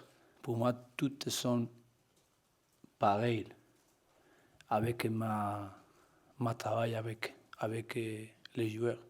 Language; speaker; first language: French; non-native, learner; Spanish